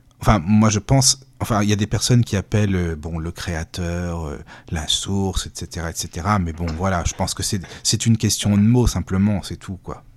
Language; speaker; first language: French; native; French